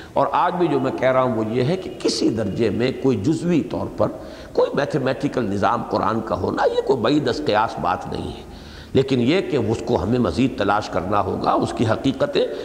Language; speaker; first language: Urdu; native; Urdu